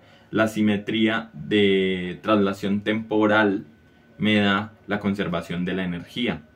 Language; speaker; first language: Spanish; native; Spanish